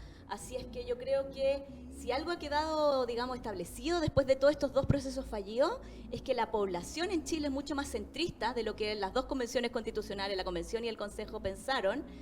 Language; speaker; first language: Spanish; native; Spanish